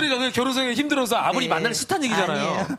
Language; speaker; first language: Korean; native; Korean